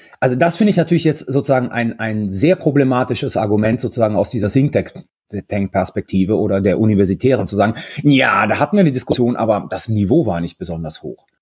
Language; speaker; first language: German; early bilingual, other home language; Italian